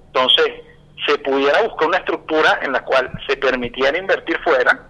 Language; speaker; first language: Spanish; native; Spanish